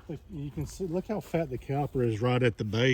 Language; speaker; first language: English; native; English